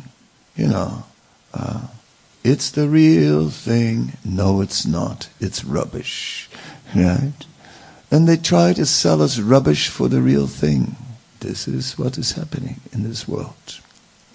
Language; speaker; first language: English; non-native, local second language; Dutch